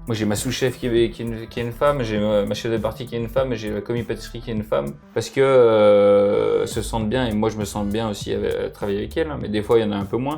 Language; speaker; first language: French; native; French